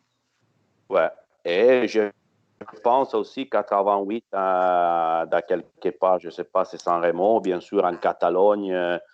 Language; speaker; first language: French; non-native, fluent; Italian